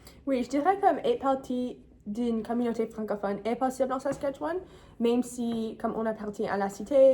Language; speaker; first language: French; non-native, local second language; English